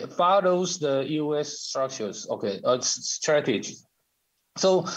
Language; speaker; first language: English; non-native, learner; Chinese